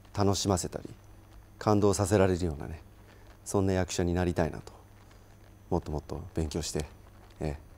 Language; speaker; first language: Japanese; native; Japanese